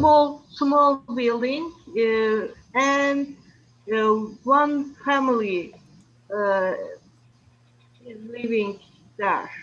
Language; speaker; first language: English; non-native, learner; Turkish